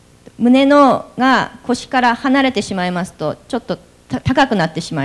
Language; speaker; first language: Japanese; native; Japanese